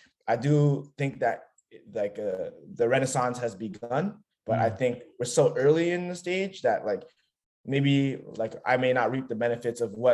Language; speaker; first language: English; native; English